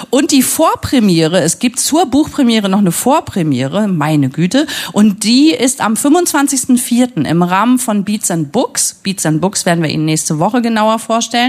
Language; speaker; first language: German; native; German